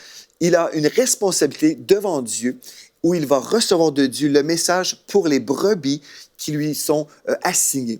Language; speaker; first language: French; native; French